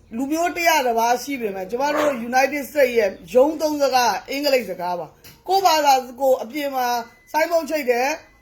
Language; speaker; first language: Burmese; native; Burmese